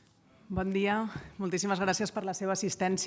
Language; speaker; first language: Catalan; native; Catalan